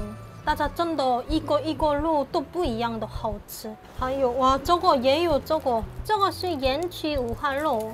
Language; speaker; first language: Chinese; non-native, fluent; Korean